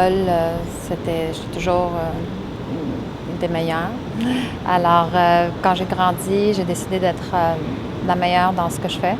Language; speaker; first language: French; early bilingual, other home language; Arabic